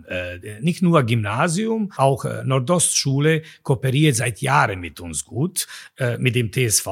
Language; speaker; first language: German; non-native, fluent; Bosnian